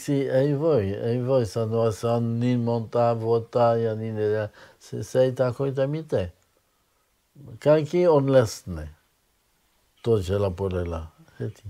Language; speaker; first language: Finnish; non-native, fluent; French